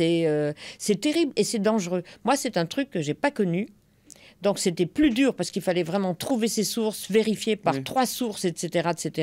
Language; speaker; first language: French; native; French